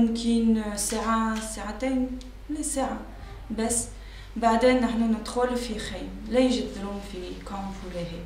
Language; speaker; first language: Arabic; non-native, learner; French